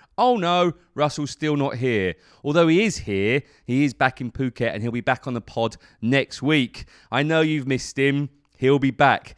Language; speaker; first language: English; native; English